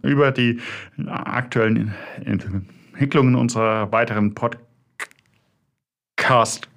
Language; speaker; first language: German; native; German